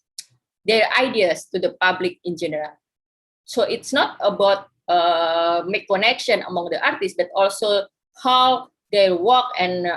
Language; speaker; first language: English; non-native, fluent; Indonesian